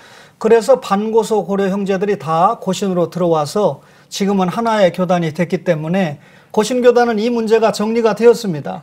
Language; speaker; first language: Korean; native; Korean